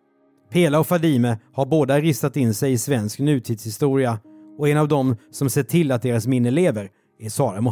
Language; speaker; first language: Swedish; native; Swedish